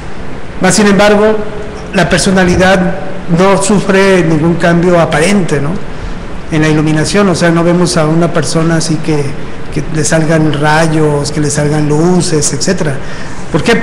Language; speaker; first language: Spanish; native; Spanish